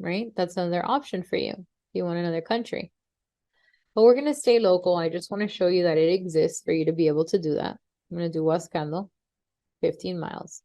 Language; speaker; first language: English; native; English